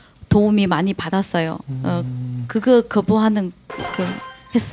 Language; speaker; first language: Korean; non-native, learner; Chinese